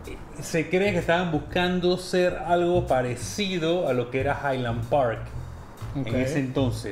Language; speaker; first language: Spanish; native; Spanish